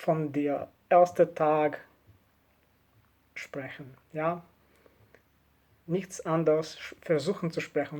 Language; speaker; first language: German; non-native, learner; Russian